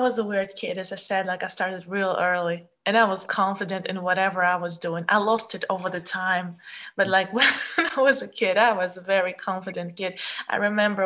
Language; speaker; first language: English; non-native, fluent; Russian